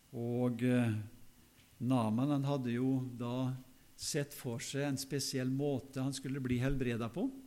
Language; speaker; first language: Norwegian; native; Norwegian